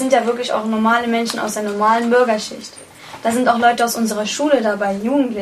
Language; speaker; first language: German; early bilingual, other home language; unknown